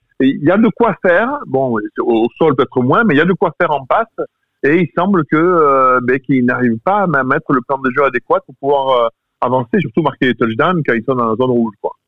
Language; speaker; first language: French; native; French